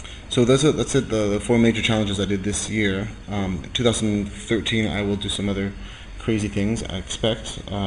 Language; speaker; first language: English; native; English